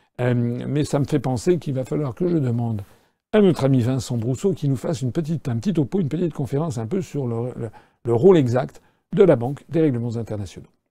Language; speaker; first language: French; native; French